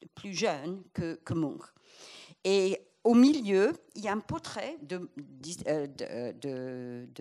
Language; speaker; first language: French; non-native, fluent; English